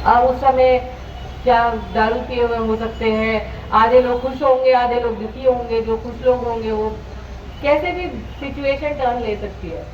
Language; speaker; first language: Hindi; non-native, local second language; Telugu